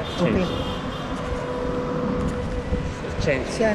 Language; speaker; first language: English; non-native, learner; Japanese